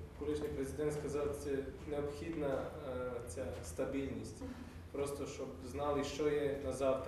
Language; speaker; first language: Ukrainian; non-native, fluent; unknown